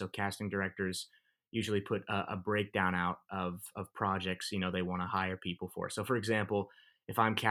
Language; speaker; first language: English; native; English